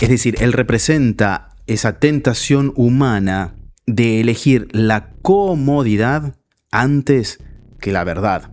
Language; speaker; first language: Spanish; native; Spanish